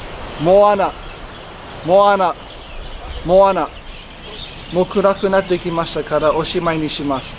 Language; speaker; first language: Japanese; non-native, fluent; English